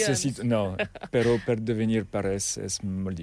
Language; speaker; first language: Catalan; non-native, learner; French